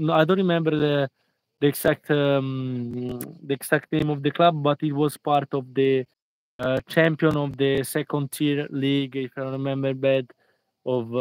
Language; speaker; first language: English; non-native, fluent; Italian